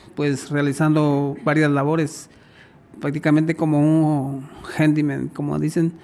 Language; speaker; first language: Spanish; native; Spanish